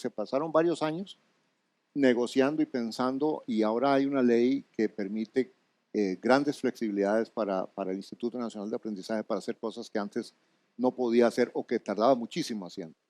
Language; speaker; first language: Spanish; native; Spanish